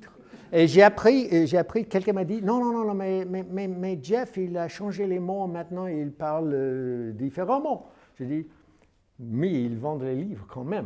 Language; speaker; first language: French; non-native, learner; English